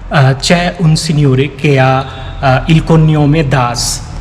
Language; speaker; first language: Italian; non-native, fluent; Bangla